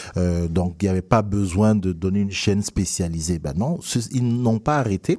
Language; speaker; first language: French; non-native, local second language; Duala